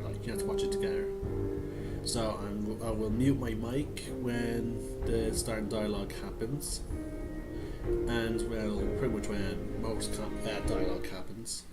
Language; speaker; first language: English; native; English